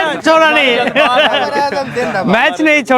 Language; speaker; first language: Hindi; non-native, learner; Bangla